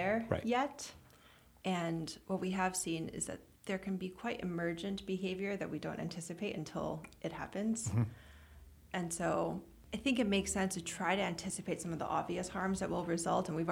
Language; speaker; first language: English; native; English